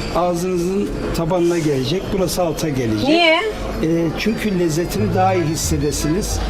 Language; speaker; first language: Turkish; native; Turkish